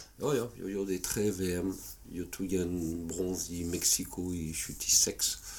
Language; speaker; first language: Swedish; non-native, fluent; French